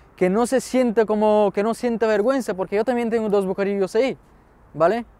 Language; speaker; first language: Spanish; non-native, fluent; Bulgarian